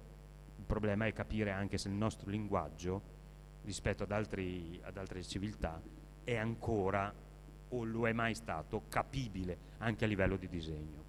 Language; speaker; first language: Italian; native; Italian